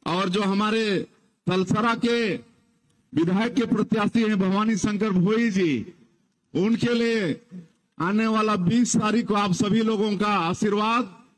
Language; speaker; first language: Hindi; native; Hindi